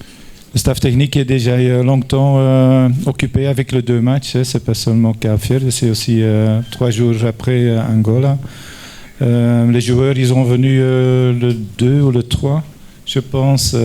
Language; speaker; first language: French; non-native, fluent; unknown